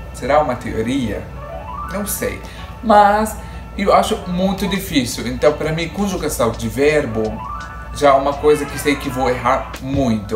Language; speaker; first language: Portuguese; non-native, fluent; Arabic